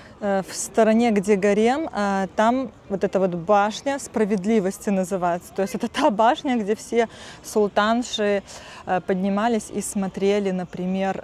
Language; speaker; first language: Russian; native; Russian